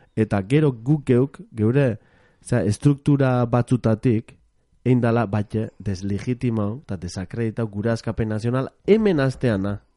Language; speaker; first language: Basque; native; Basque